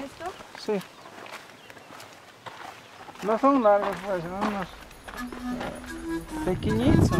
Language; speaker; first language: Spanish; non-native, local second language; Quechua